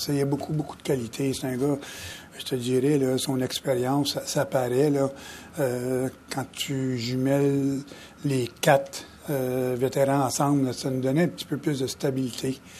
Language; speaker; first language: French; native; French